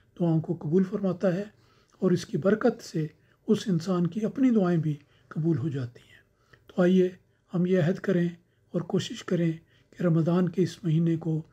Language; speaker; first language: Urdu; native; Urdu